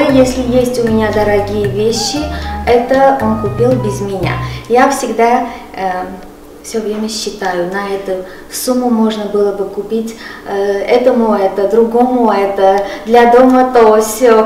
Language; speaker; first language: Russian; non-native, local second language; Armenian